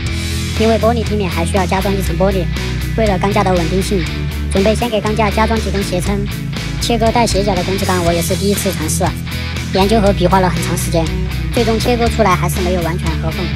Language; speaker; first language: Chinese; native; Chinese